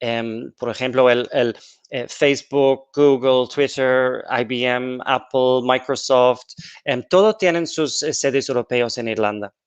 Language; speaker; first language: Spanish; non-native, fluent; English